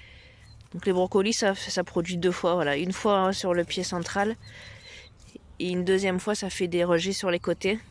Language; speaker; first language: French; native; French